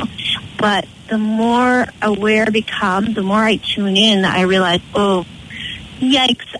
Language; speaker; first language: English; native; English